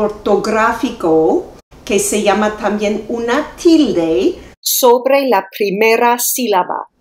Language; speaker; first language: Spanish; non-native, fluent; English